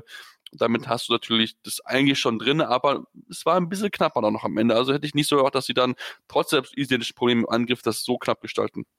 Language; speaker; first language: German; native; German